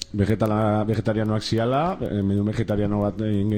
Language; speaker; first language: Basque; native; Basque